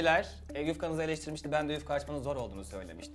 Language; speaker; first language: Turkish; native; Turkish